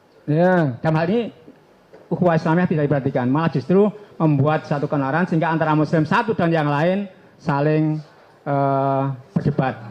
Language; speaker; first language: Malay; non-native, local second language; Javanese